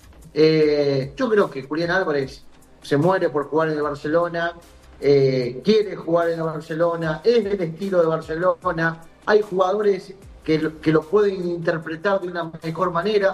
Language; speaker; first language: Spanish; native; Spanish